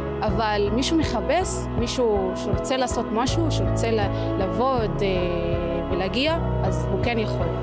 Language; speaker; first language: Hebrew; non-native, local second language; Arabic